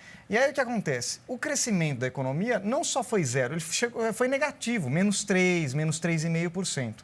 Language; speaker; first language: Portuguese; native; Portuguese